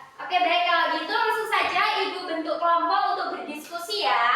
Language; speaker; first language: Indonesian; native; Indonesian